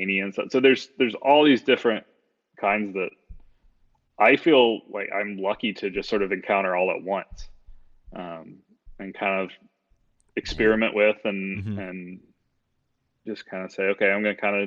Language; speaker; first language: English; native; English